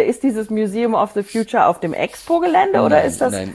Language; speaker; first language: German; native; German